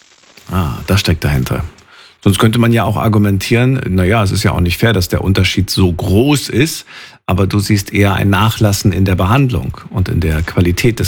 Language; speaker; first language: German; native; German